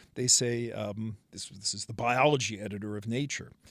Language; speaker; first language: English; native; English